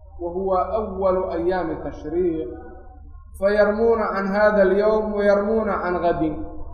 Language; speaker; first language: Arabic; non-native, local second language; Somali